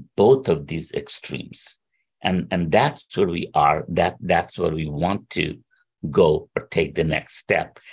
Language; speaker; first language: English; non-native, local second language; Bangla